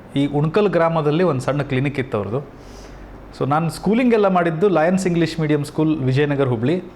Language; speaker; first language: Kannada; native; Kannada